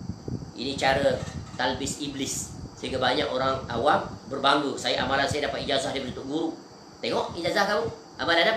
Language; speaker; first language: Malay; native; Malay